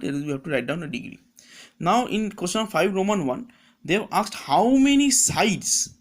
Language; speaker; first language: English; non-native, local second language; Bangla